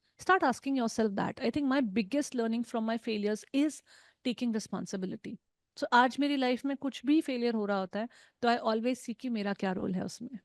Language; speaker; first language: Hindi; non-native, local second language; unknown